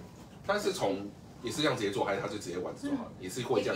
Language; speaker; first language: Chinese; native; Chinese